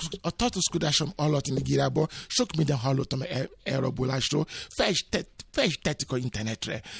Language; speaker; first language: Hungarian; non-native, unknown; Yoruba